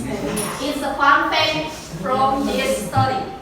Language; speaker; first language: English; non-native, learner; Indonesian